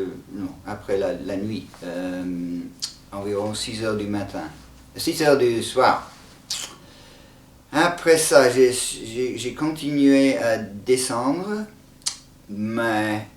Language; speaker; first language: French; non-native, fluent; English